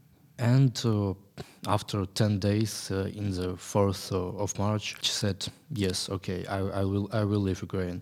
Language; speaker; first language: English; non-native, learner; Ukrainian